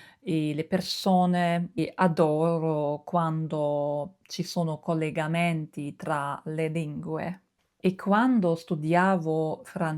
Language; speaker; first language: Italian; non-native, fluent; German